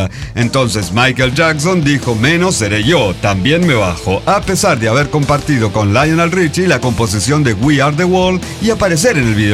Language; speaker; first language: Spanish; native; Spanish